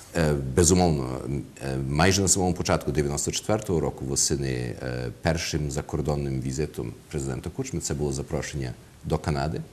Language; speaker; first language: Ukrainian; early bilingual, heritage; Ukrainian